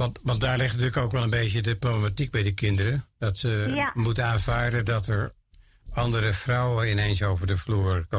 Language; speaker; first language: Dutch; native; Dutch